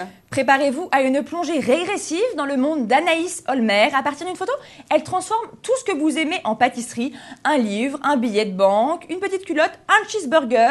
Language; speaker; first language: French; native; French